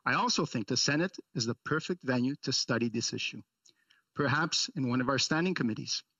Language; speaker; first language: English; early bilingual, other home language; Italian